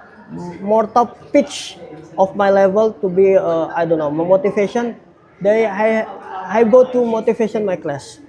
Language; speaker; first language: English; non-native, learner; Indonesian